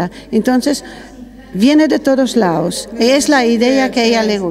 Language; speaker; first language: Spanish; non-native, learner; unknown